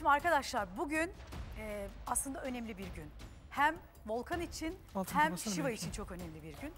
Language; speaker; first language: Turkish; native; Turkish